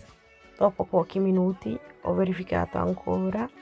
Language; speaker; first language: Italian; non-native, fluent; Akan